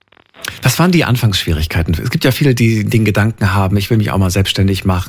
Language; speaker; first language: German; native; German